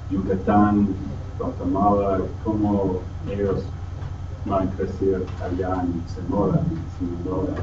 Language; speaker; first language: Spanish; non-native, fluent; English